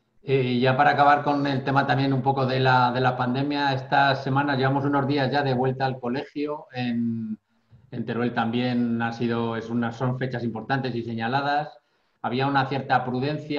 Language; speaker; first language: Spanish; native; Spanish